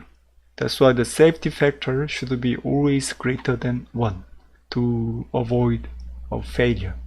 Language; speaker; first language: English; non-native, fluent; Korean